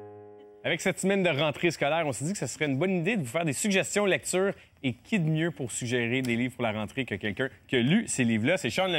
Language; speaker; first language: French; native; French